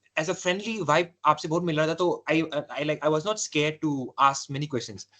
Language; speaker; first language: Hindi; non-native, local second language; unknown